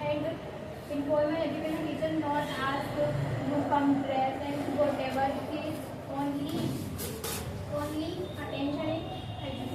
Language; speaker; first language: English; non-native, learner; Hindi